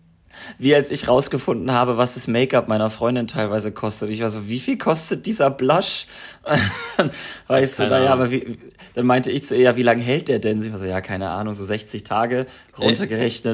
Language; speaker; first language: German; native; German